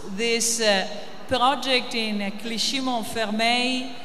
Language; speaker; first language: English; non-native, fluent; Italian